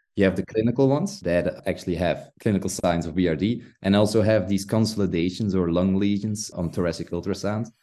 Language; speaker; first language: English; non-native, fluent; Dutch